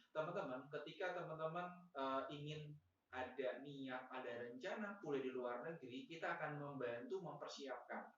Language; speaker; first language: Indonesian; native; Indonesian